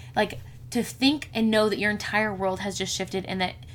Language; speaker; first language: English; native; English